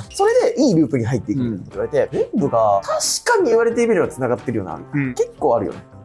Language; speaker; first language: Japanese; native; Japanese